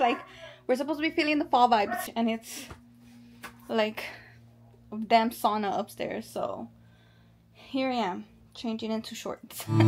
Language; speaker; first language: English; early bilingual, other home language; Spanish